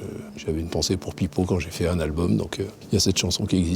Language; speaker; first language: French; native; French